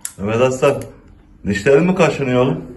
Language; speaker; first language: Turkish; native; Turkish